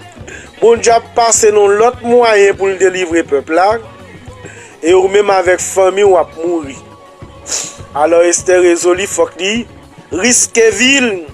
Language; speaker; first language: French; non-native, local second language; Haitian Creole